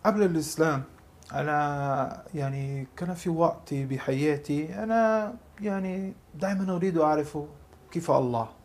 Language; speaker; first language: Arabic; non-native, learner; Portuguese